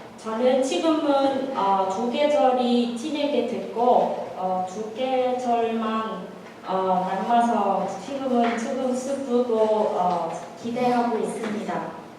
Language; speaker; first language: Korean; non-native, learner; Vietnamese